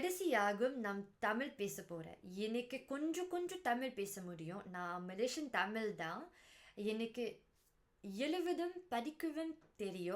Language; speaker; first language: Tamil; early bilingual, heritage; Tamil